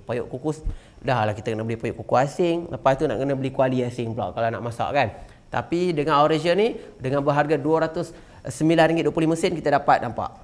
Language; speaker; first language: Malay; native; Malay